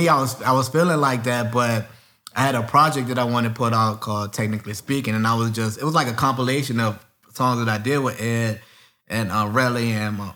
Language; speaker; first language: English; native; English